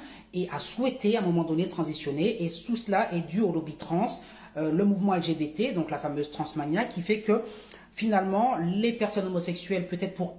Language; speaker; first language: French; native; French